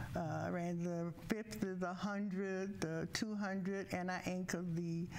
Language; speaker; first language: English; native; English